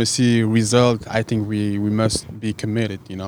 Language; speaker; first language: English; non-native, fluent; French